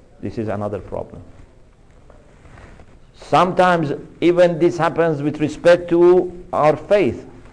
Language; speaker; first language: English; non-native, fluent; Persian